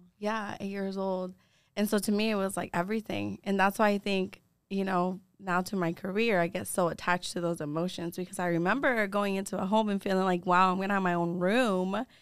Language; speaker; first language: English; early bilingual, other home language; Spanish